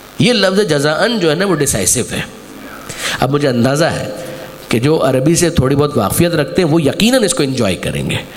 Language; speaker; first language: Urdu; non-native, local second language; Gujarati